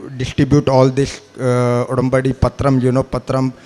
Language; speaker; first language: English; non-native, local second language; Malayalam